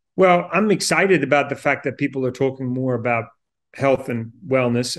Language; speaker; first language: English; native; English